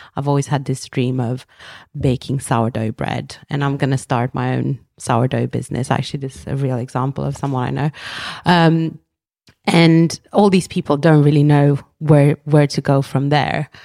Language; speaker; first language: English; early bilingual, other home language; Romanian